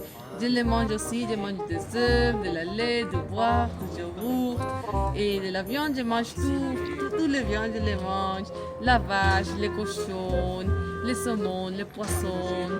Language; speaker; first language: French; non-native, learner; Spanish